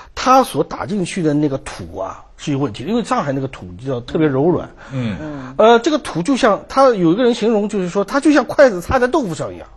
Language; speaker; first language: Chinese; native; Chinese